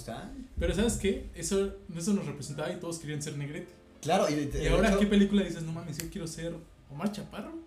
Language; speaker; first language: Spanish; native; Spanish